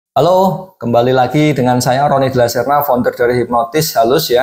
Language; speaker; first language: Indonesian; native; Indonesian